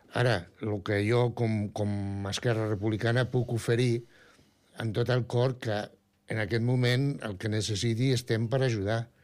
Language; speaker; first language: Catalan; non-native, local second language; Spanish